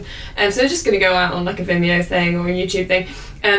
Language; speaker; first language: English; native; English